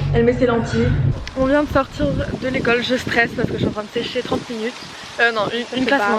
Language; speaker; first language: French; native; French